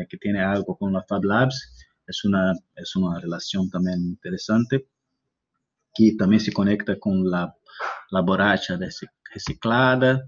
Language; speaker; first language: Spanish; non-native, learner; Portuguese